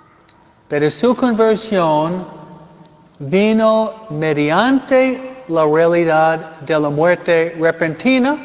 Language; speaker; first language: Spanish; non-native, fluent; English